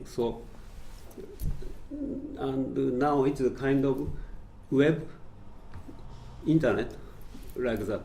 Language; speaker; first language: English; non-native, fluent; Japanese